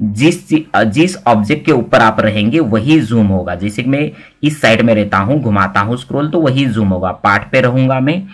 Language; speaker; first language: Hindi; non-native, local second language; Marathi